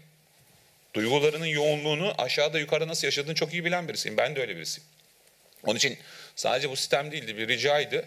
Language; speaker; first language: Turkish; native; Turkish